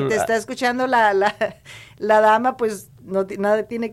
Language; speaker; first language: Spanish; native; Spanish